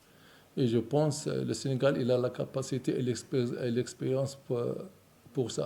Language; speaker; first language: French; non-native, local second language; Arabic